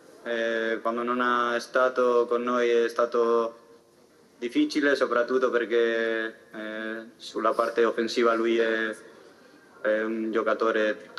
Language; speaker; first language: Italian; non-native, fluent; Spanish